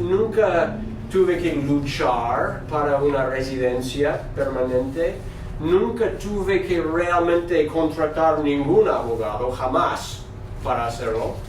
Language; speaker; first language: Spanish; non-native, fluent; English